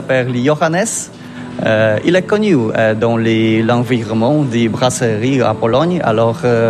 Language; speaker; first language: French; non-native, learner; Polish